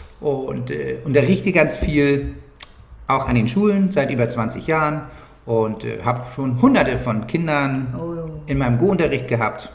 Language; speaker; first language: German; native; German